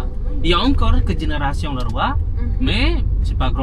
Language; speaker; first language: French; non-native, learner; Balinese